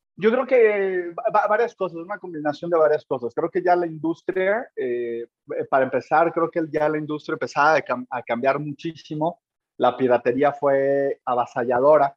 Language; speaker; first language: Spanish; native; Spanish